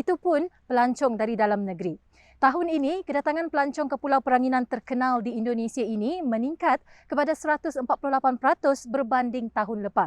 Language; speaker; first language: Malay; native; Malay